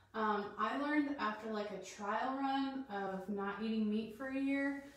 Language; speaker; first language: English; native; English